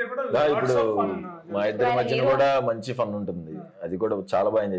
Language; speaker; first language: Telugu; native; Telugu